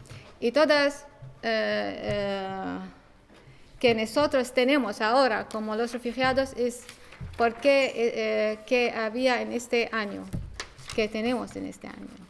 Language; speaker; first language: Spanish; non-native, learner; Arabic